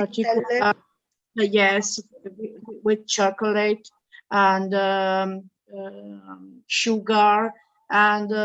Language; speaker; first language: English; non-native, learner; Italian